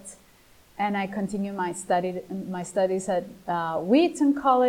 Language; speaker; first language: English; non-native, fluent; Greek